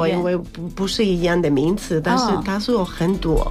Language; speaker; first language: Chinese; non-native, learner; Spanish